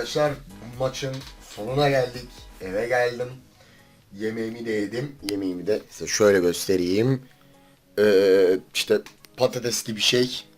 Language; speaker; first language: Turkish; native; Turkish